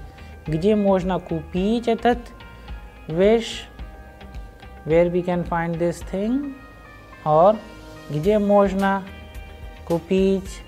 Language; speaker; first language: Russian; non-native, fluent; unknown